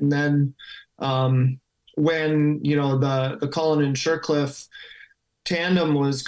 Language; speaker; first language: English; native; English